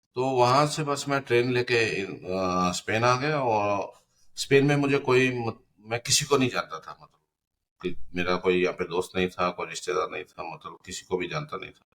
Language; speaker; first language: Hindi; non-native, local second language; Punjabi